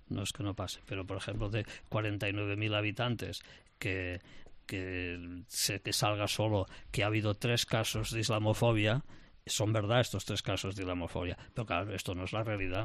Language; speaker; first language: Spanish; non-native, local second language; Catalan